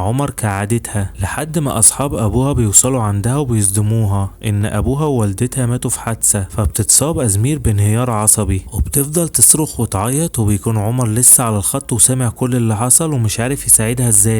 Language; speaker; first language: Arabic; native; Arabic